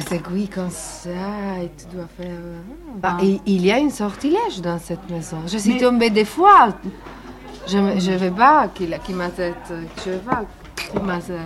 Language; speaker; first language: French; non-native, learner; Italian